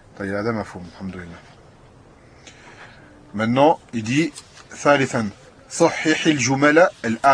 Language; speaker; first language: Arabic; non-native, fluent; French